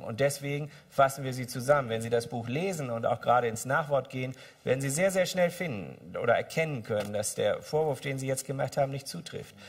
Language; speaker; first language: German; native; German